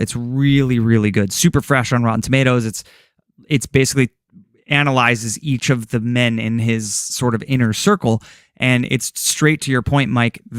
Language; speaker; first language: English; native; English